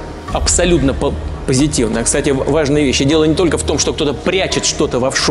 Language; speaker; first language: Russian; native; Russian